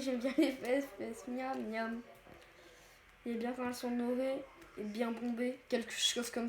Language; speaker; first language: French; native; French